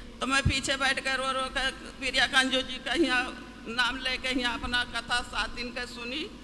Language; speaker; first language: Hindi; native; Hindi